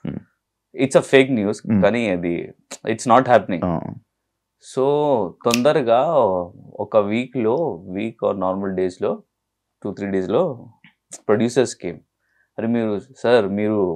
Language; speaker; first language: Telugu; non-native, learner; Hindi